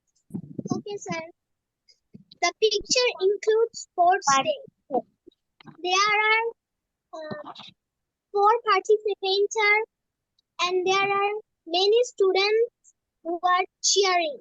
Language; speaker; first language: English; non-native, learner; Bangla